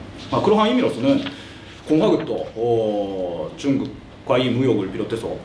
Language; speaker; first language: Korean; early bilingual, heritage; Korean